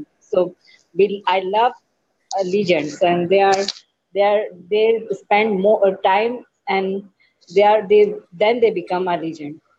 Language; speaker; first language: English; non-native, learner; Urdu